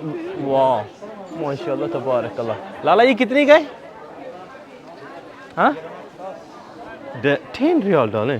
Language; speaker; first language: Hindi; non-native, local second language; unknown